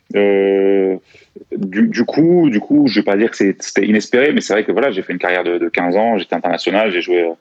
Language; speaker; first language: French; native; French